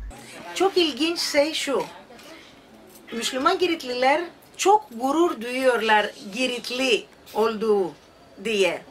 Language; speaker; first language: Turkish; non-native, fluent; Greek